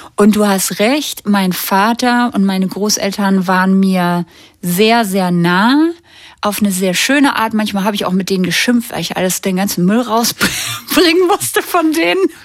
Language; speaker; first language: German; native; German